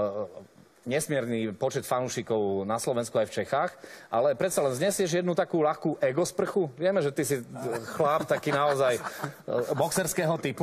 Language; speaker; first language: Slovak; native; Slovak